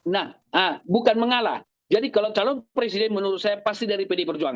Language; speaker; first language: Indonesian; native; Indonesian